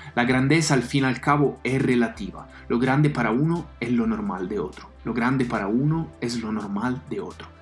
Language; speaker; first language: Spanish; non-native, fluent; Italian